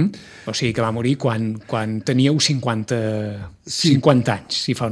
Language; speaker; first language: Catalan; native; Catalan